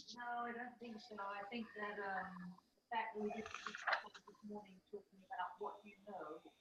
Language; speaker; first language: English; non-native, fluent; Danish